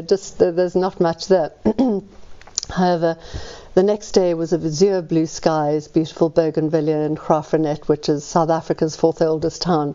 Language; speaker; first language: English; native; English